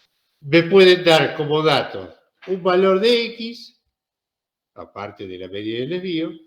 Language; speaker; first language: Spanish; native; Spanish